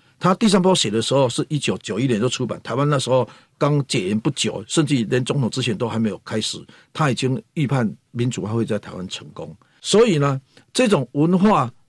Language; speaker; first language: Chinese; native; Chinese